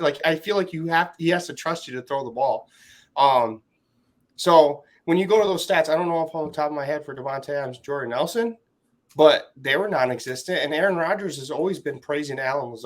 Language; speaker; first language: English; native; English